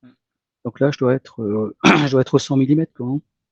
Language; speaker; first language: French; native; French